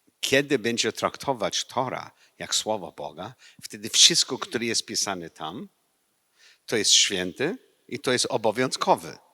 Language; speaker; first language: Polish; non-native, learner; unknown